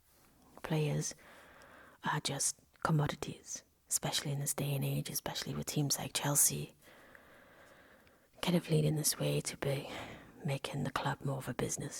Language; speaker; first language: English; non-native, local second language; Welsh